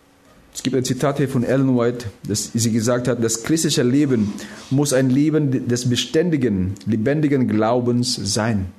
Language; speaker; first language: German; non-native, fluent; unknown